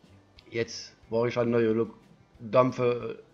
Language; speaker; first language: German; non-native, learner; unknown